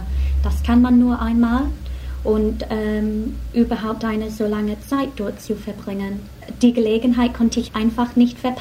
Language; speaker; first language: German; non-native, fluent; English